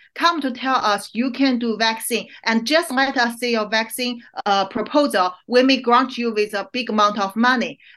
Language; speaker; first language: English; non-native, fluent; Chinese